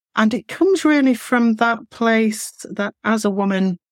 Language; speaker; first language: English; native; English